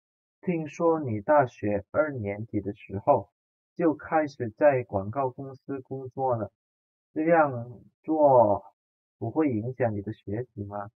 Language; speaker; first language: Chinese; non-native, fluent; Indonesian